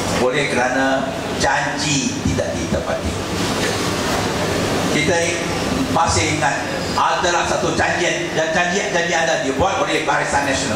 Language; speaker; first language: Malay; non-native, local second language; Chinese